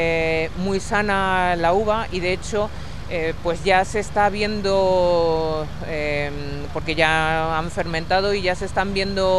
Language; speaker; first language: Spanish; native; Spanish